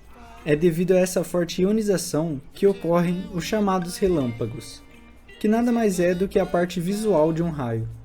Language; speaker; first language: Portuguese; native; Portuguese